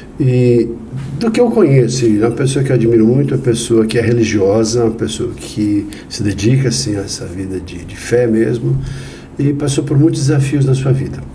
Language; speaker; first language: Portuguese; native; Portuguese